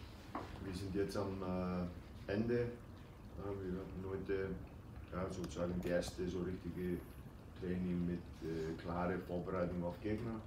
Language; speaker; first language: German; non-native, fluent; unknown